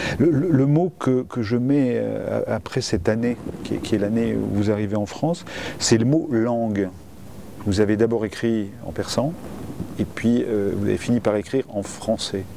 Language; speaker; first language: French; native; French